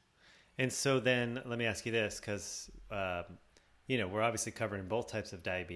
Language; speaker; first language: English; native; English